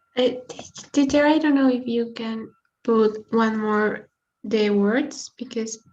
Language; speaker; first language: English; non-native, learner; Spanish